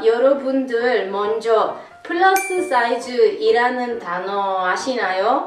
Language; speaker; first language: Korean; non-native, learner; Italian